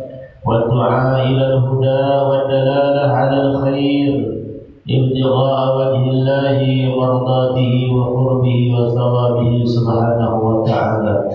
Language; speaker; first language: Arabic; non-native, fluent; Banjar